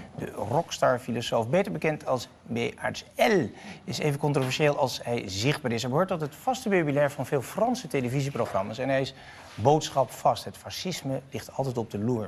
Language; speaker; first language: Dutch; native; Dutch